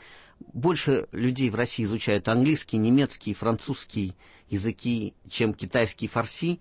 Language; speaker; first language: Russian; native; Russian